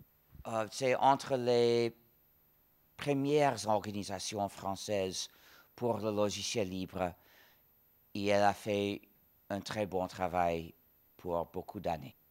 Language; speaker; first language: French; non-native, fluent; English